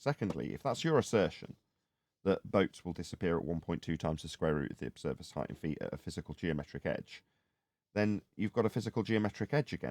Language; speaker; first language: English; native; English